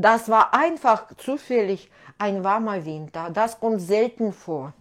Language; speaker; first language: German; non-native, fluent; Russian